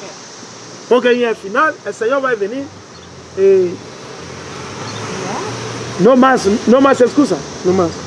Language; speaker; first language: Spanish; non-native, learner; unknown